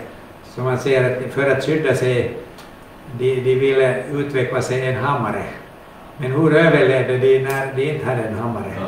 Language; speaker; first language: Swedish; non-native, local second language; Finnish